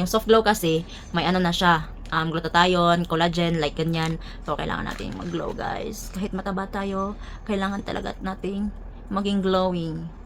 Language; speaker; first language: Filipino; non-native, local second language; Cebuano